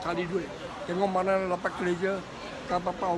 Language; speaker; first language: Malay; non-native, local second language; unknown